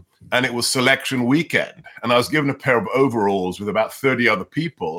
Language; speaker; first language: English; non-native, local second language; Hungarian